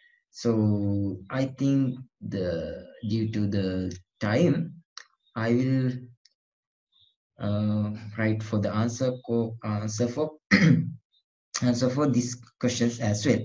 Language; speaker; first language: English; non-native, local second language; Sinhala